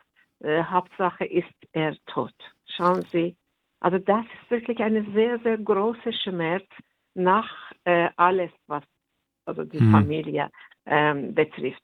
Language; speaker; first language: German; non-native, fluent; Persian